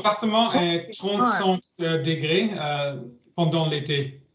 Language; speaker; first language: French; non-native, learner; English